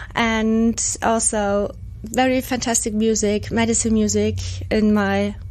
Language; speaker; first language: English; non-native, fluent; German